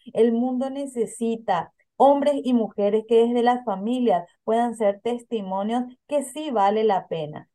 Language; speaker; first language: Spanish; native; Spanish